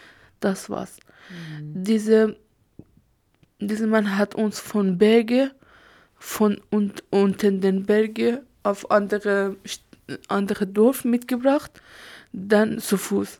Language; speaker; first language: German; non-native, learner; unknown